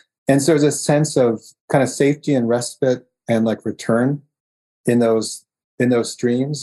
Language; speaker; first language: English; native; English